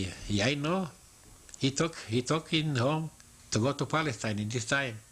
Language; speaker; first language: English; non-native, learner; Yiddish